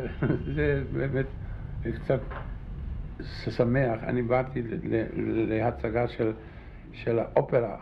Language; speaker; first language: Hebrew; non-native, fluent; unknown